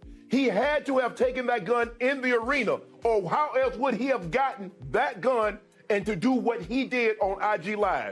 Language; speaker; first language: English; native; English